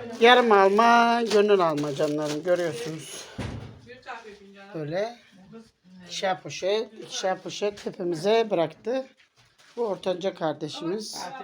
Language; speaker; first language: Turkish; native; Turkish